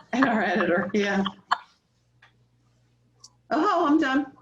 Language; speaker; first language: English; native; English